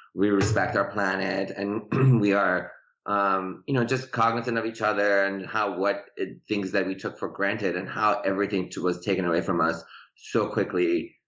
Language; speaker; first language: English; early bilingual, other home language; Persian